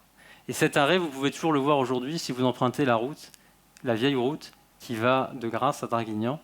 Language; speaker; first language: French; native; French